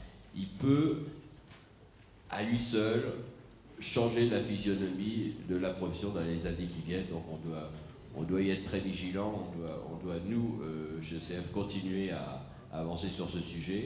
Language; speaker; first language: French; native; French